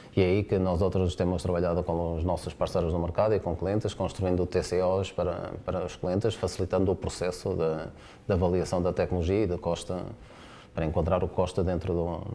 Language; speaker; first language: Spanish; non-native, learner; Portuguese